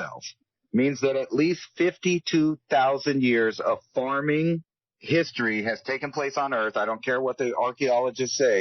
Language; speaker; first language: English; native; English